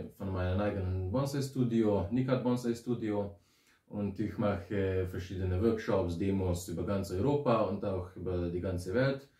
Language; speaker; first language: German; non-native, fluent; Slovenian